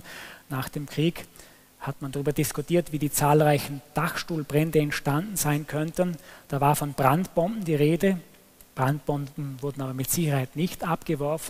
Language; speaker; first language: German; native; German